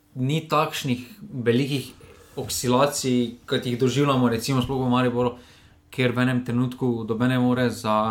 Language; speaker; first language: Slovenian; native; Slovenian